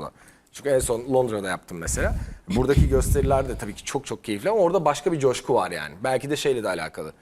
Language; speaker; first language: Turkish; native; Turkish